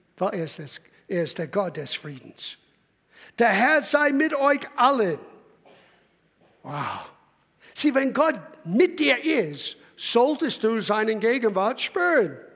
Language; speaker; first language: German; non-native, fluent; English